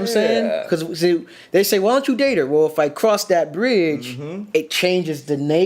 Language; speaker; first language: English; native; English